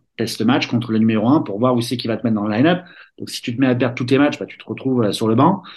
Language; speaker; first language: French; native; French